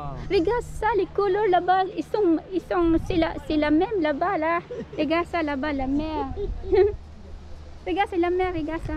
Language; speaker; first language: French; non-native, fluent; Filipino